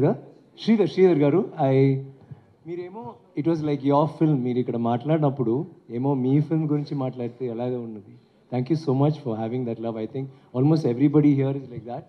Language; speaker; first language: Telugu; non-native, learner; Tamil